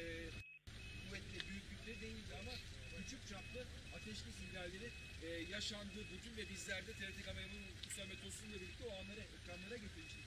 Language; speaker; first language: Turkish; native; Turkish